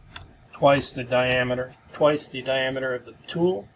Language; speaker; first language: English; native; English